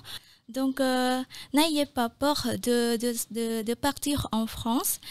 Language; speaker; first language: French; non-native, fluent; Khmer